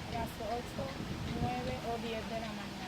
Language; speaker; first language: Spanish; native; Spanish